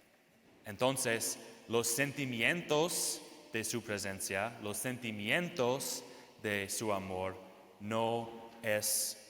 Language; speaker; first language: Spanish; non-native, fluent; English